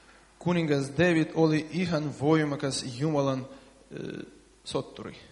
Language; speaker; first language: Finnish; non-native, learner; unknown